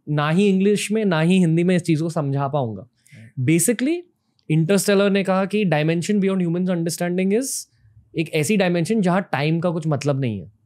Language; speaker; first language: Hindi; native; Hindi